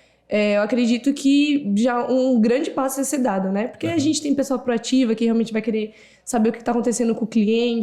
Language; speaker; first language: Portuguese; native; Portuguese